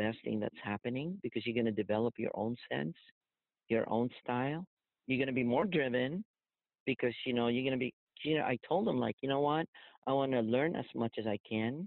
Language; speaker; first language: English; non-native, local second language; Filipino